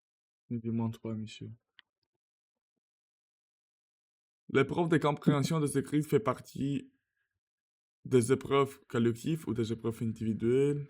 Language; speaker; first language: French; non-native, learner; Russian